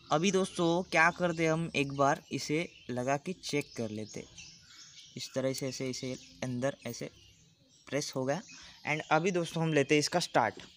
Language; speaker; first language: Hindi; non-native, local second language; Marathi